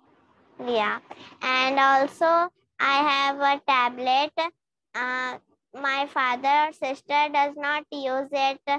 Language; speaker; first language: English; non-native, learner; Hindi